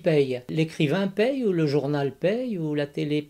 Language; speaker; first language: French; native; French